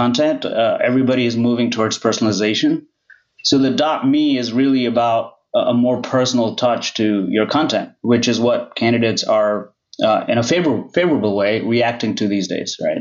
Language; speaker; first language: English; non-native, local second language; Gujarati